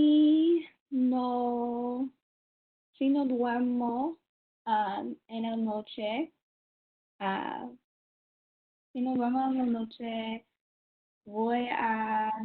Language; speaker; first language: Spanish; non-native, learner; English